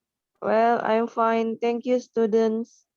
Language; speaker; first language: English; non-native, learner; Indonesian